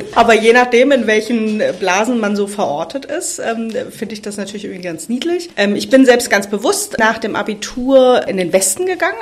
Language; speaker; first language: German; native; German